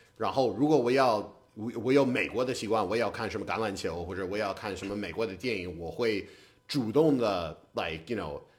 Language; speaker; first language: Chinese; non-native, fluent; English